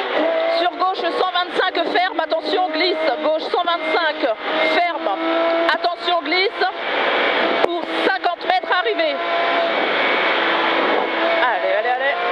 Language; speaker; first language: French; native; French